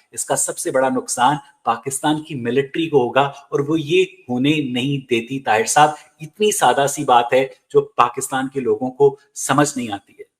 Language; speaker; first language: Urdu; native; Urdu